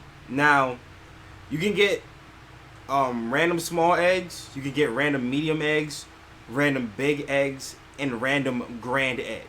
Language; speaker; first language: English; native; English